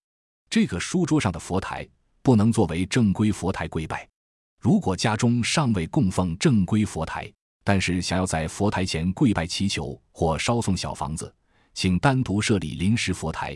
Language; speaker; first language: Chinese; native; Chinese